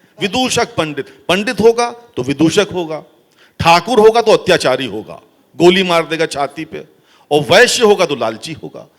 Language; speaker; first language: Hindi; native; Hindi